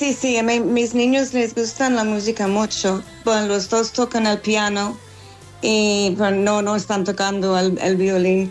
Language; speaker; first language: Spanish; non-native, fluent; English